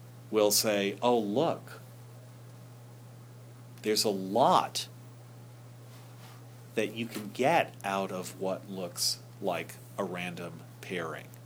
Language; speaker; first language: English; native; English